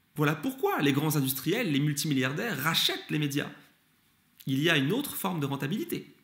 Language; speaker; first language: French; early bilingual, other home language; Turkish